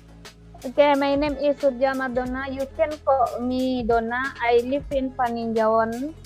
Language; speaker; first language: English; non-native, learner; Indonesian